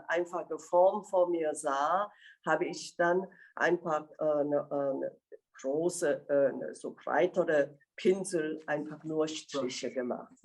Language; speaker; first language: German; non-native, fluent; Korean